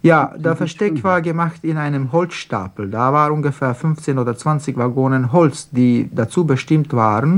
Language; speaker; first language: German; non-native, fluent; Slovak